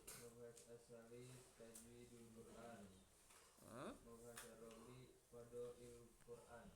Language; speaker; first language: Arabic; non-native, learner; Indonesian